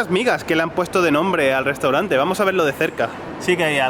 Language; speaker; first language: Spanish; native; Spanish